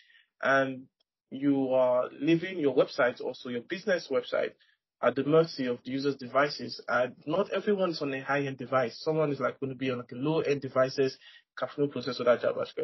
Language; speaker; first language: English; non-native, local second language; Yoruba